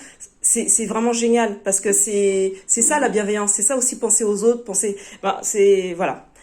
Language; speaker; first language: French; native; French